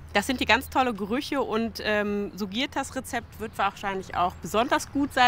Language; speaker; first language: German; native; German